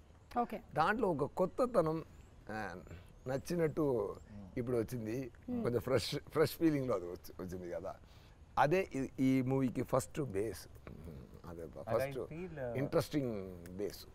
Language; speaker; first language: Telugu; non-native, learner; Tamil